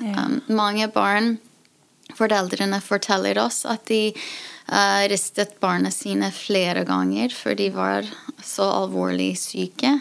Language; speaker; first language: Norwegian; non-native, fluent; English